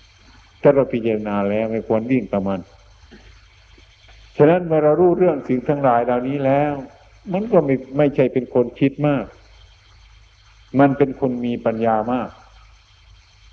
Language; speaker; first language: Thai; native; Thai